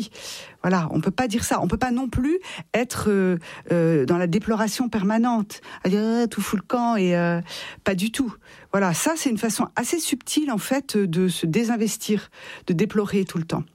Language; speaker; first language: French; native; French